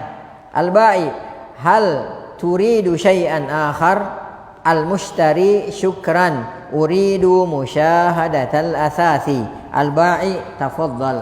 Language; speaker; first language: Arabic; non-native, fluent; Indonesian